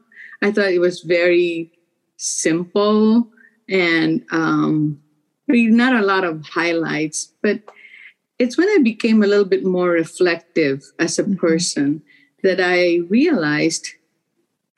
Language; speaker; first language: English; non-native, local second language; Filipino